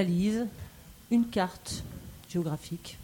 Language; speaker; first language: French; native; French